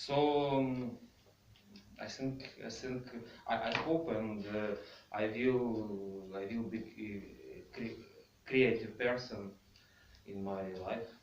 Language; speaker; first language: English; non-native, fluent; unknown